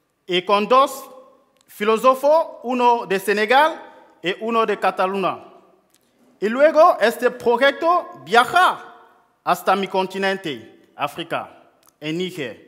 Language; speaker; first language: Spanish; non-native, fluent; French